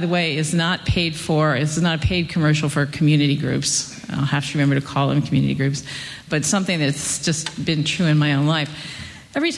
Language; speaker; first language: English; native; English